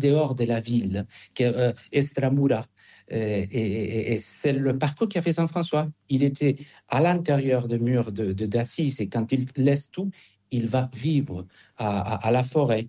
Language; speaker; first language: French; non-native, fluent; Spanish